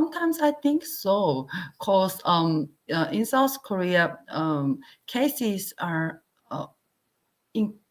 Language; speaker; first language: English; non-native, learner; Korean